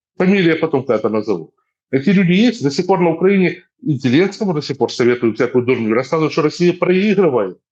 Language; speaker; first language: Russian; native; Russian